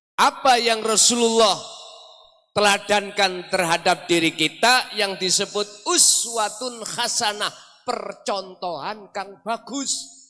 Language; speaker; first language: Indonesian; non-native, local second language; Javanese